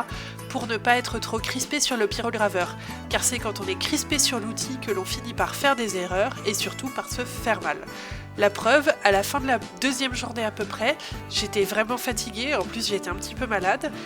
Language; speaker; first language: French; native; French